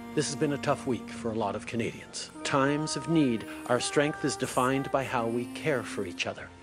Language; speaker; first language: English; native; English